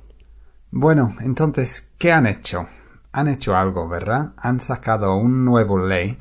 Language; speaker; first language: Spanish; non-native, fluent; English